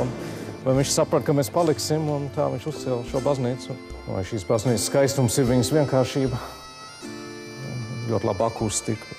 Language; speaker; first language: Latvian; early bilingual, heritage; Latvian